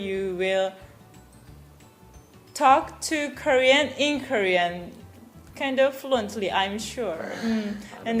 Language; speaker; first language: English; non-native, fluent; Korean